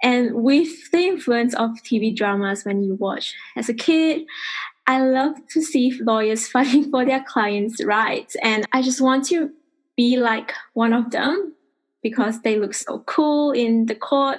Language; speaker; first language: English; non-native, local second language; Chinese